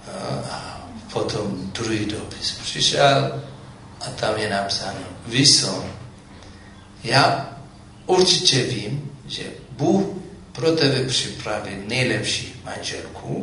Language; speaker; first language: Czech; non-native, fluent; Amharic